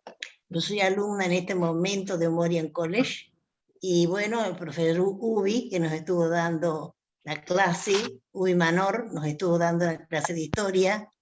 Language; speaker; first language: Spanish; native; Spanish